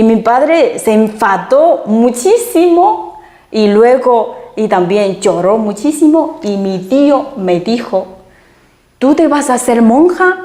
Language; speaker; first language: Spanish; non-native, fluent; Chinese